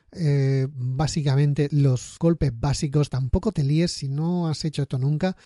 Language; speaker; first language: Spanish; native; Spanish